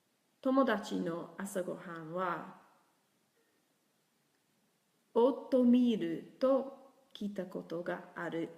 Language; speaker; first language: Japanese; non-native, learner; English